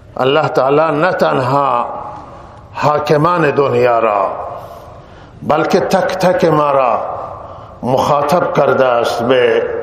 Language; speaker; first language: Persian; non-native, local second language; Baluchi